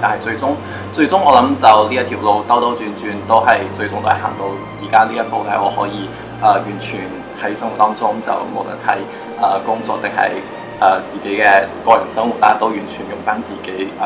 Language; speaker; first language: Cantonese; native; Cantonese